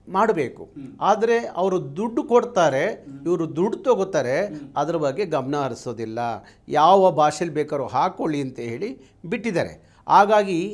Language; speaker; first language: Kannada; native; Kannada